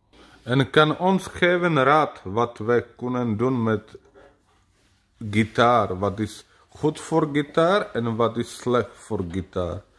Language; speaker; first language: Dutch; non-native, learner; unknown